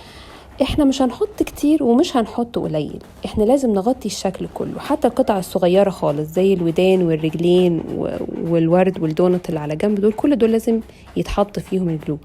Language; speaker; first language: Arabic; native; Arabic